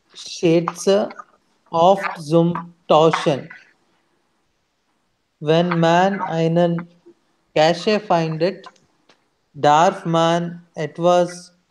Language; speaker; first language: German; non-native, learner; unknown